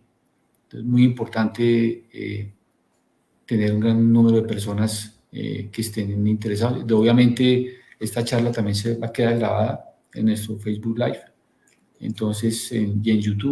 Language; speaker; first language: Spanish; native; Spanish